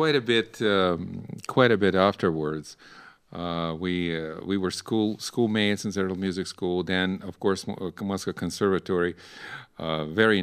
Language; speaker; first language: English; non-native, fluent; Ukrainian